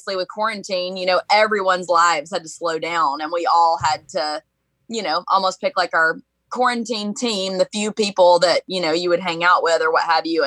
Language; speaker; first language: English; native; English